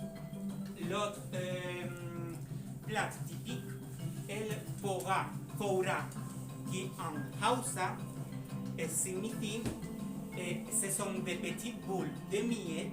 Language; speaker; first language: French; non-native, learner; Spanish